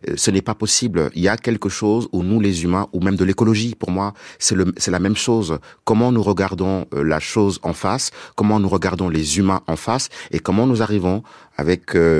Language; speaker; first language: French; non-native, local second language; Wolof